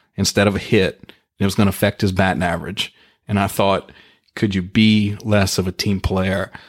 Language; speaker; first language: English; native; English